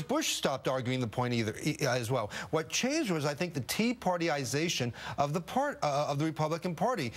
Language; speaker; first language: English; native; English